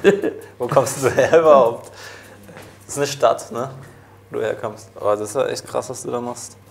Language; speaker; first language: German; native; German